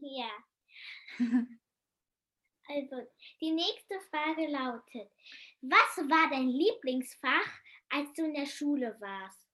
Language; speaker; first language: German; early bilingual, heritage; German